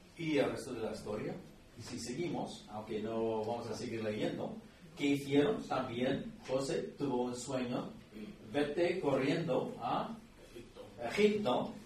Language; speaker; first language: Spanish; non-native, fluent; English